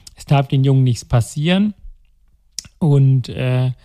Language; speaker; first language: German; non-native, local second language; Tamil